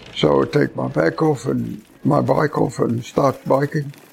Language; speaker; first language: English; non-native, fluent; Dutch